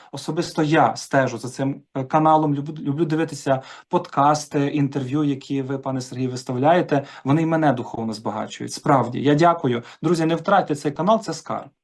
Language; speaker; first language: Ukrainian; native; Ukrainian